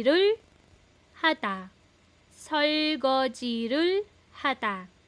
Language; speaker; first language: Korean; non-native, fluent; Filipino